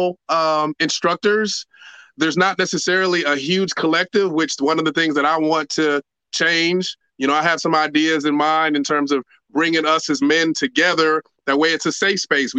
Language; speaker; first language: English; native; English